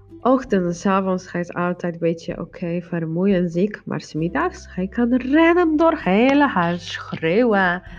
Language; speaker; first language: Dutch; non-native, learner; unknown